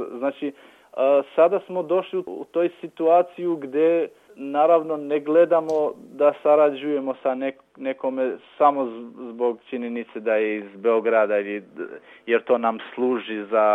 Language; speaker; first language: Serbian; non-native, local second language; Albanian